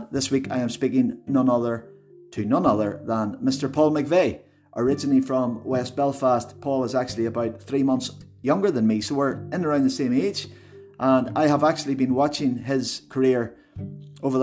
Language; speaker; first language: English; native; English